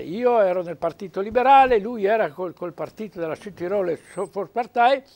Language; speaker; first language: Italian; native; Italian